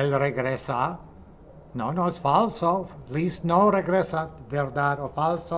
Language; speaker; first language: Spanish; non-native, fluent; English